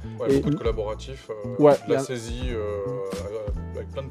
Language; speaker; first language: French; native; French